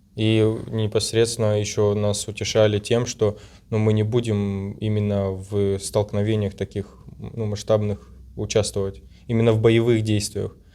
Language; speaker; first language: Russian; native; Russian